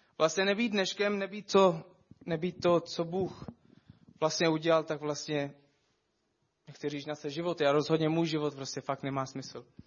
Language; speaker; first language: Czech; non-native, fluent; Arabic